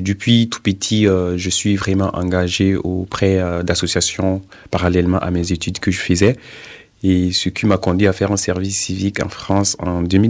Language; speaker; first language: French; non-native, local second language; Mossi